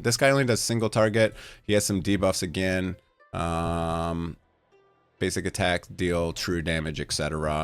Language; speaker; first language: English; native; English